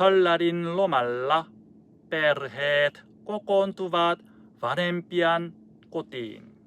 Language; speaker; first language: Finnish; non-native, learner; Korean